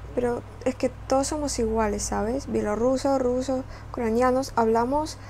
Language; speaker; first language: Spanish; non-native, fluent; Russian